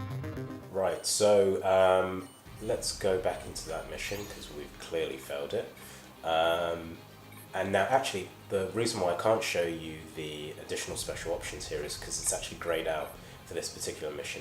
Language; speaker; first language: English; native; English